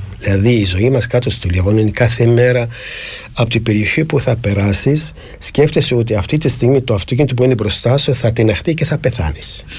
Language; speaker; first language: Greek; non-native, fluent; Arabic